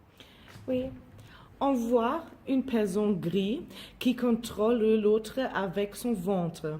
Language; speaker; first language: French; non-native, learner; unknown